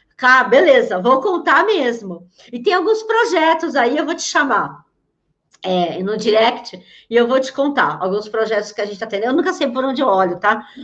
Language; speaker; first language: Portuguese; native; Portuguese